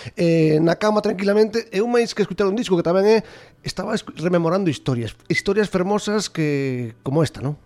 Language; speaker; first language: Galician; native; Galician